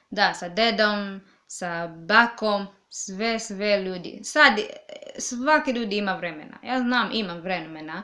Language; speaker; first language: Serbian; non-native, learner; English